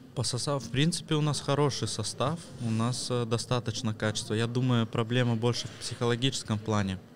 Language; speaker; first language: Russian; early bilingual, heritage; Russian